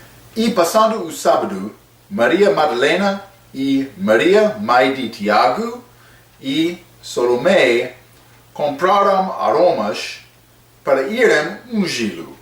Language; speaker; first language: Portuguese; non-native, fluent; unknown